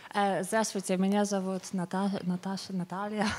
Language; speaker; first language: Russian; non-native, fluent; English